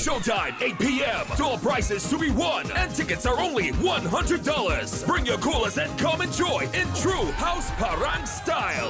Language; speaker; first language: English; native; English